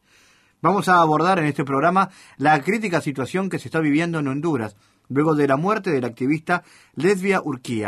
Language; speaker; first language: Spanish; native; Spanish